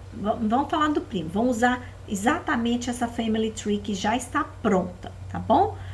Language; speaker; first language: Portuguese; native; Portuguese